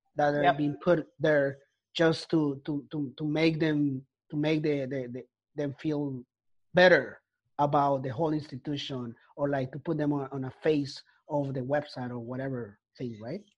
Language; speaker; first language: English; non-native, fluent; Spanish